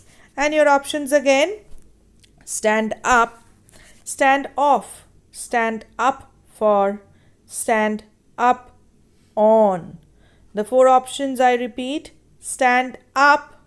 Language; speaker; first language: English; non-native, local second language; Hindi